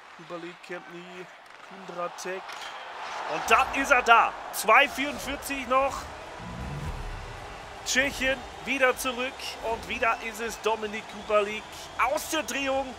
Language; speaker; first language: German; native; German